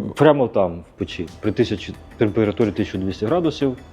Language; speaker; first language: Ukrainian; native; Ukrainian